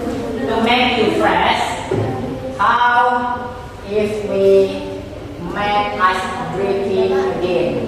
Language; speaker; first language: English; non-native, fluent; Indonesian